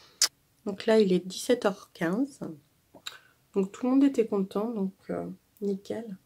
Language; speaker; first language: French; native; French